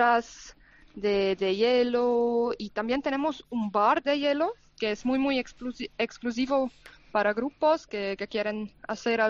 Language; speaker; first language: Spanish; non-native, fluent; German